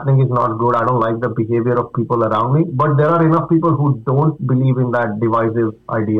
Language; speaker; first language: English; non-native, local second language; Marathi